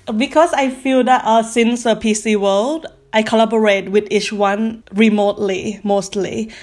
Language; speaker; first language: English; non-native, learner; Thai